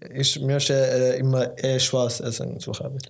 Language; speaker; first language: German; non-native, learner; Malayalam